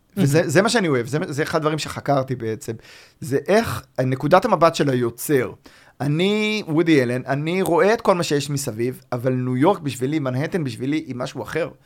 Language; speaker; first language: Hebrew; native; Hebrew